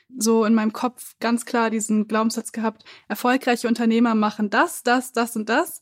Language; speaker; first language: German; native; German